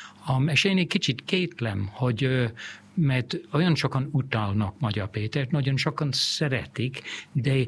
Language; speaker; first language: Hungarian; non-native, fluent; English